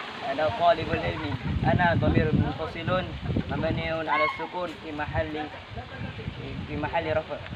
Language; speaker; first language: Arabic; non-native, learner; Indonesian